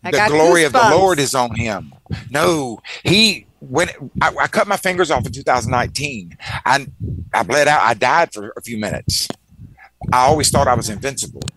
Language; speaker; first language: English; native; English